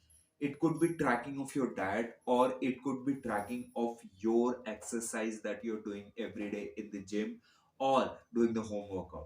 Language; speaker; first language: English; non-native, local second language; Hindi